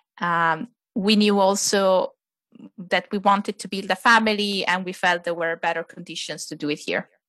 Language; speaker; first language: English; non-native, fluent; Italian